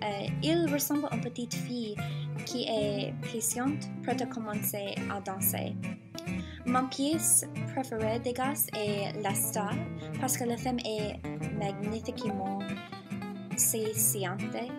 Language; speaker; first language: French; non-native, learner; English